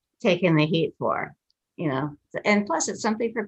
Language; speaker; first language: English; native; English